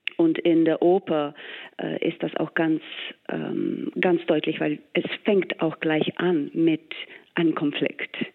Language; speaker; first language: German; non-native, fluent; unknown